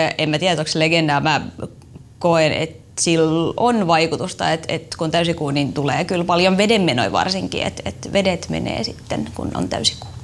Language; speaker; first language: Finnish; non-native, local second language; Swedish